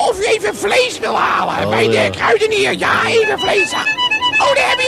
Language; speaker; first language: Dutch; native; Dutch